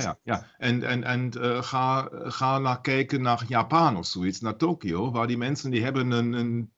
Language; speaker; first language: Dutch; non-native, learner; German